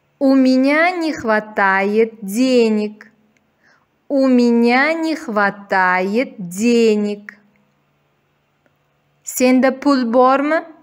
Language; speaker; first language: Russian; non-native, local second language; Uzbek